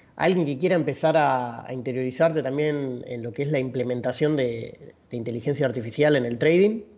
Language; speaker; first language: Spanish; native; Spanish